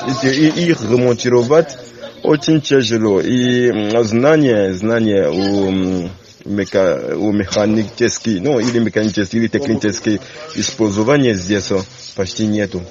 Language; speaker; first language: Russian; non-native, learner; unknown